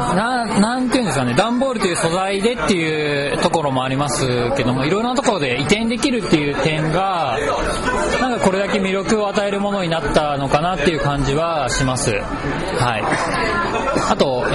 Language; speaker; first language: Japanese; native; Japanese